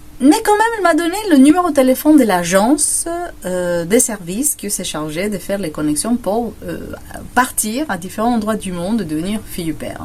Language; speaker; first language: French; non-native, fluent; Spanish